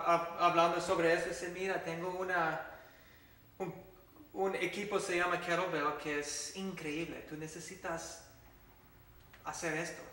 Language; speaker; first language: Spanish; non-native, fluent; English